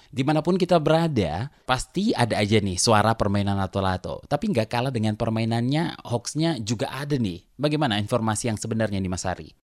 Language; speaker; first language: Indonesian; native; Indonesian